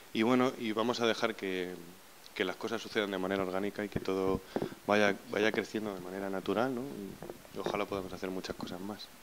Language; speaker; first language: Spanish; native; Spanish